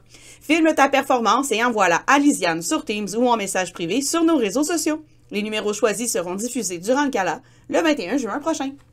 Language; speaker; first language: French; native; French